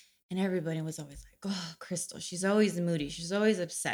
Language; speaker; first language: English; native; English